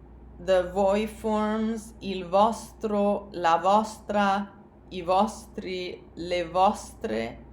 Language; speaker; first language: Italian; non-native, fluent; English